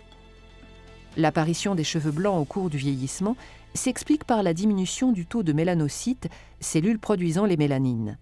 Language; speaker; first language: French; native; French